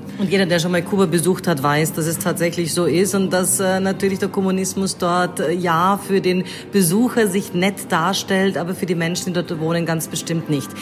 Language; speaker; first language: German; native; German